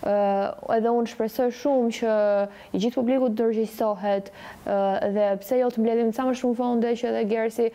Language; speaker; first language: Albanian; native; Albanian